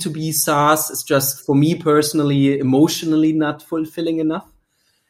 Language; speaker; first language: English; non-native, fluent; German